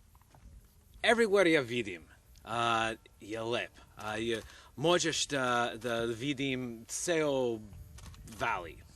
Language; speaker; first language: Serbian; non-native, learner; English